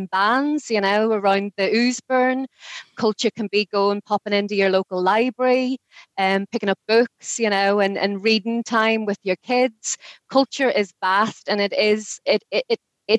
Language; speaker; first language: English; native; English